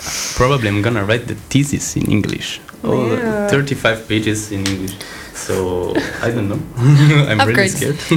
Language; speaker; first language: English; non-native, learner; Italian